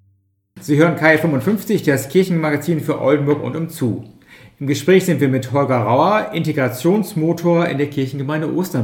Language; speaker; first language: German; native; German